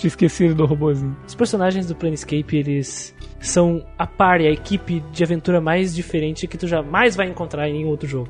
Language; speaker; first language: Portuguese; native; Portuguese